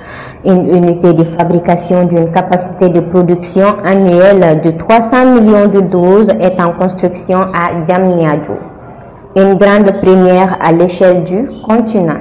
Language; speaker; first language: French; non-native, local second language; Bambara